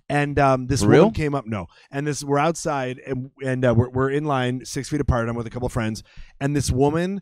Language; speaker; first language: English; native; English